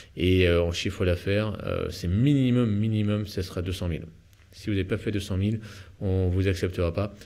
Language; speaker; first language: French; native; French